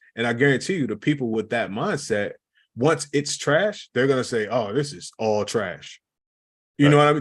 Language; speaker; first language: English; native; English